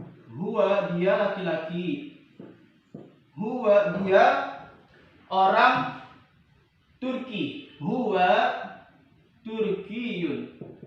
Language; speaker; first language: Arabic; non-native, fluent; Indonesian